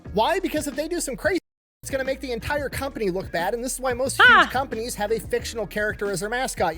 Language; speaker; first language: English; native; English